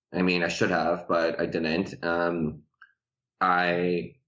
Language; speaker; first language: English; early bilingual, other home language; Persian